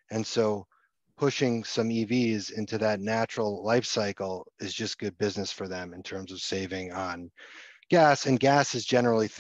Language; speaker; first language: English; native; English